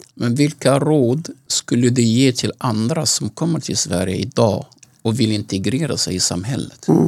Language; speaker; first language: Swedish; non-native, fluent; Arabic